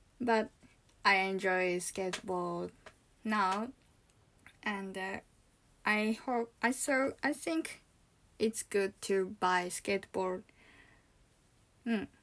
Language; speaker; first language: English; non-native, learner; Japanese